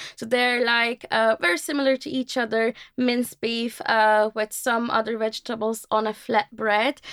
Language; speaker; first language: English; non-native, fluent; Turkish